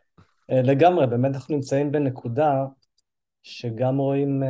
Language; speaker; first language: Hebrew; native; Hebrew